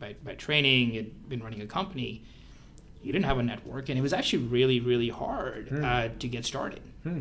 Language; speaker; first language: English; non-native, local second language; Hindi